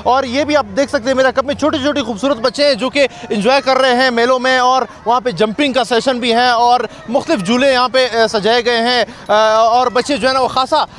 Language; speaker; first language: Urdu; non-native, local second language; Pashto